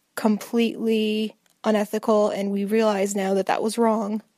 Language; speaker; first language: English; native; English